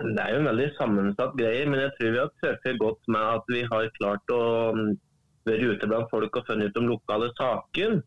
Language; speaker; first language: Norwegian; native; Norwegian